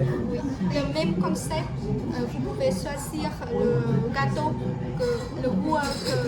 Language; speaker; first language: French; non-native, learner; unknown